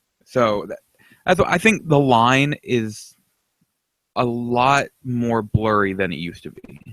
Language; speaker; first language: English; native; English